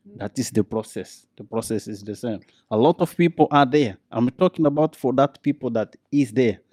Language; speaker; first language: English; non-native, learner; Portuguese